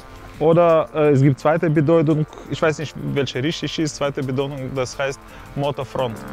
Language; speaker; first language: German; non-native, fluent; Russian